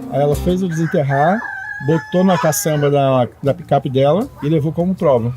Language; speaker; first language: Portuguese; native; Portuguese